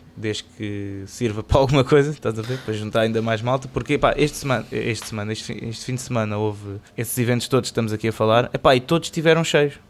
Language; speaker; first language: Portuguese; native; Portuguese